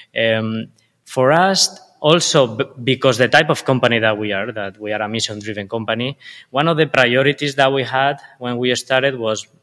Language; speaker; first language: English; non-native, fluent; Spanish